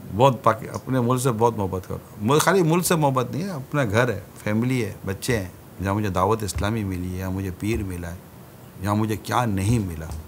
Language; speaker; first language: Urdu; native; Urdu